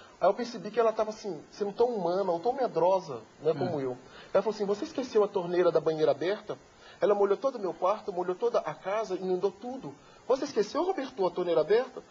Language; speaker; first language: Portuguese; native; Portuguese